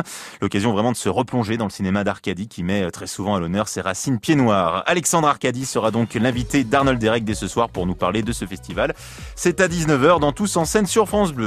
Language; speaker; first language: French; native; French